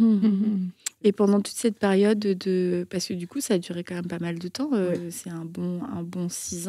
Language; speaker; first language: French; native; French